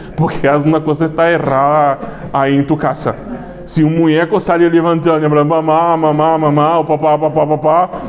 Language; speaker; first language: Spanish; non-native, learner; Portuguese